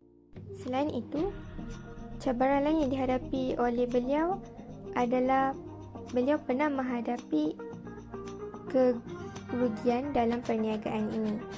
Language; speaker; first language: Malay; native; Malay